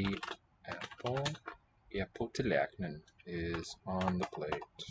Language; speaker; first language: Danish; non-native, learner; English